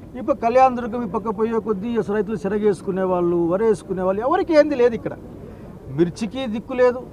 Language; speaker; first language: Telugu; native; Telugu